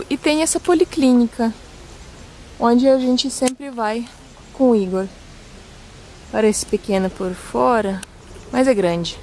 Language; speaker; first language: Portuguese; non-native, fluent; Russian